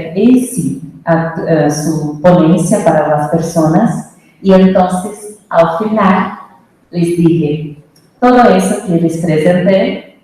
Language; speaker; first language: Spanish; non-native, fluent; Portuguese